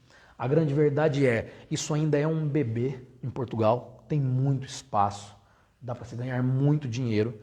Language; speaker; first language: Portuguese; native; Portuguese